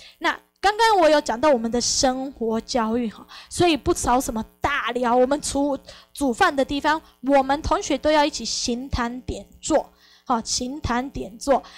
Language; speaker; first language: Chinese; non-native, fluent; Spanish